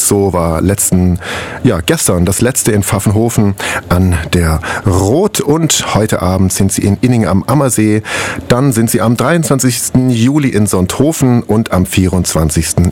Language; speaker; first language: German; native; German